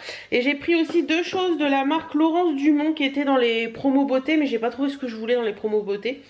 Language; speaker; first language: French; native; French